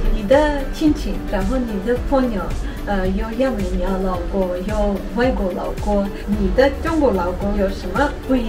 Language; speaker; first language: Chinese; non-native, learner; Armenian